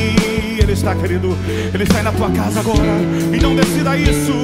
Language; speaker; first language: Portuguese; native; Portuguese